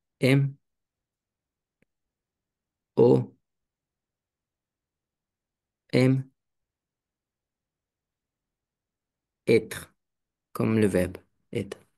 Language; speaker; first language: French; non-native, learner; Romanian